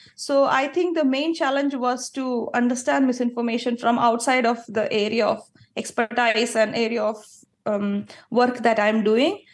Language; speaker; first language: English; non-native, local second language; Malayalam